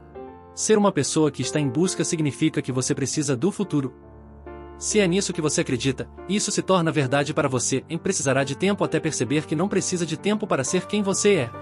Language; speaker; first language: Portuguese; native; Portuguese